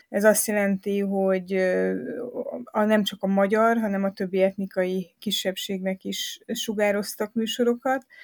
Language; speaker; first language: Hungarian; native; Hungarian